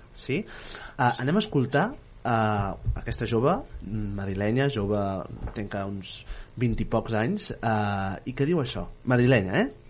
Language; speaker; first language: Catalan; native; Catalan